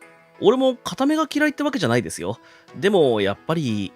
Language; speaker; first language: Japanese; native; Japanese